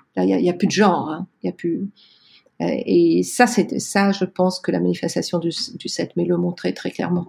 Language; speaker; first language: French; native; French